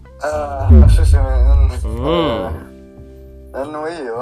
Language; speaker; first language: Japanese; non-native, learner; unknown